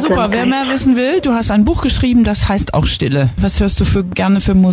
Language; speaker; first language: German; native; German